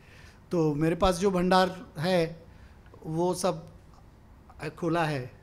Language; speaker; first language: Hindi; native; Hindi